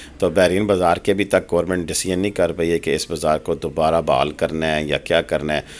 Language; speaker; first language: Urdu; non-native, local second language; Pahari-Potwari